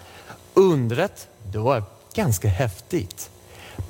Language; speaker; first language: Swedish; non-native, fluent; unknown